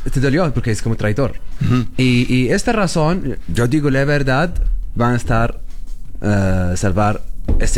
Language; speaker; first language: Spanish; non-native, learner; Arabic